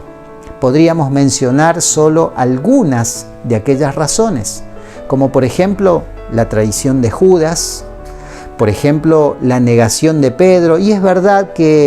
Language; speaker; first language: Spanish; native; Spanish